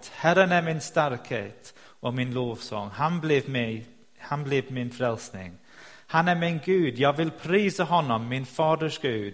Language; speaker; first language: Swedish; non-native, fluent; English